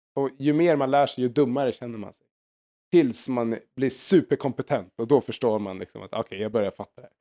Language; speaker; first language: Swedish; native; Swedish